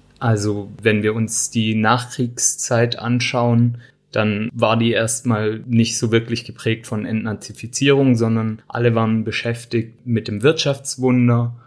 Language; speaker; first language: German; early bilingual, other home language; Turkish